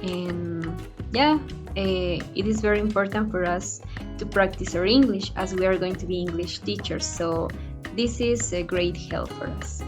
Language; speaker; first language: English; non-native, fluent; Spanish